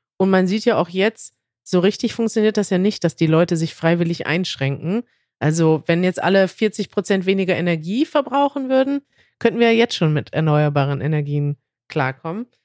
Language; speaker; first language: German; native; German